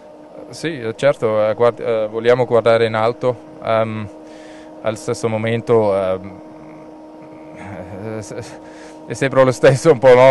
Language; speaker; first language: Italian; non-native, local second language; German